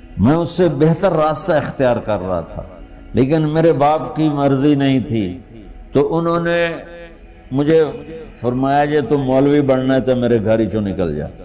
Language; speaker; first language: Urdu; non-native, local second language; Punjabi